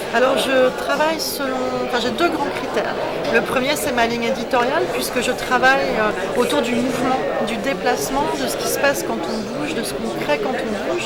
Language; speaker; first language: French; native; French